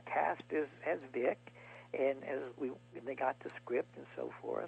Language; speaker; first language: English; native; English